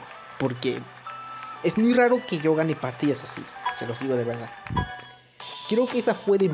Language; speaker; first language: Spanish; native; Spanish